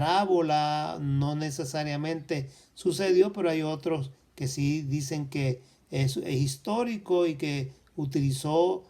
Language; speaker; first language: Spanish; native; Spanish